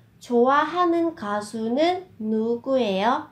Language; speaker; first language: Korean; non-native, fluent; Vietnamese